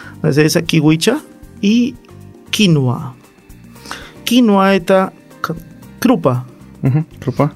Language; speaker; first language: Russian; non-native, learner; Spanish